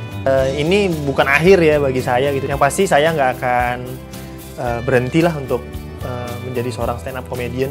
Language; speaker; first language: Indonesian; native; Indonesian